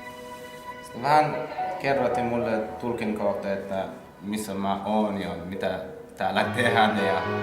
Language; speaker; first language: Finnish; non-native, fluent; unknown